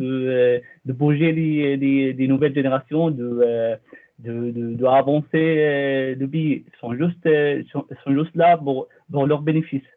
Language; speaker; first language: French; non-native, fluent; Arabic